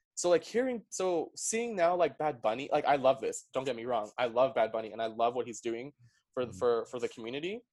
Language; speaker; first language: English; early bilingual, other home language; Spanish